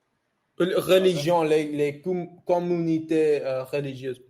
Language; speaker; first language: French; non-native, learner; English